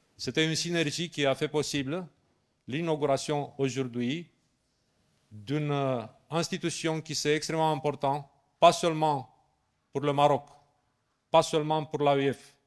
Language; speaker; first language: French; non-native, fluent; Romanian